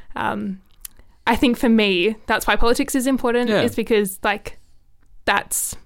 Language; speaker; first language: English; native; English